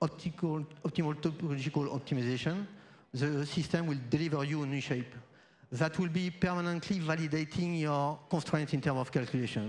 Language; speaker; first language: English; non-native, fluent; French